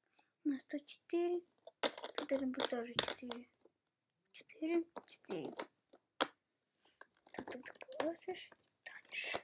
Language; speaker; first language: Russian; early bilingual, heritage; Russian